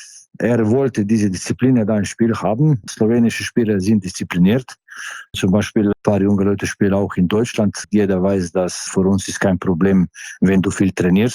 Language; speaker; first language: German; non-native, fluent; Slovenian